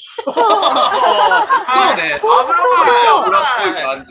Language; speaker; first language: Japanese; native; Japanese